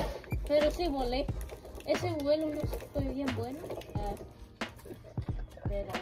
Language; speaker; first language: Spanish; early bilingual, heritage; Spanish